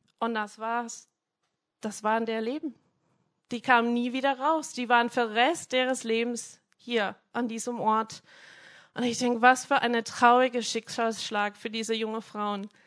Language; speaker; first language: German; non-native, fluent; English